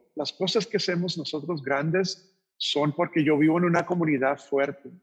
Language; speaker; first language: Spanish; native; Spanish